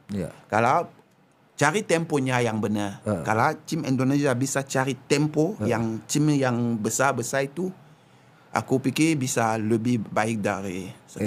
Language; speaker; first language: Indonesian; non-native, learner; Japanese